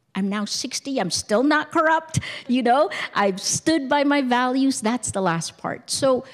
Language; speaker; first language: English; early bilingual, other home language; Filipino